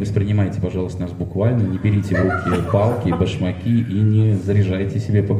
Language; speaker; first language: Russian; native; Russian